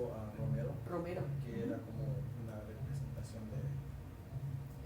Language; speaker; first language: Spanish; non-native, learner; English